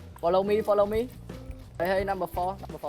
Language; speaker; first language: English; non-native, learner; Vietnamese